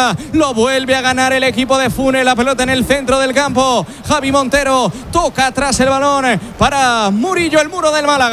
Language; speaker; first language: Spanish; native; Spanish